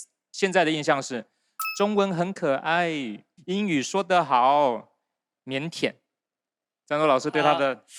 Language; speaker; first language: Chinese; native; Chinese